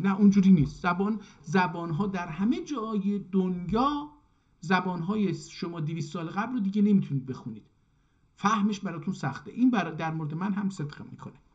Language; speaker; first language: Persian; non-native, local second language; Azerbaijani